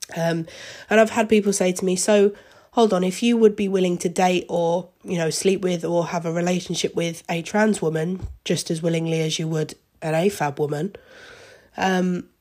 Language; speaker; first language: English; native; English